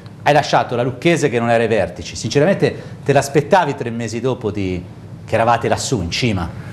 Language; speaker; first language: Italian; native; Italian